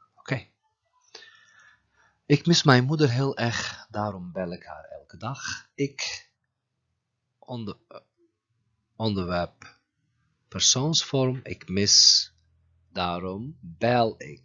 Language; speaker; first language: Dutch; non-native, fluent; Turkish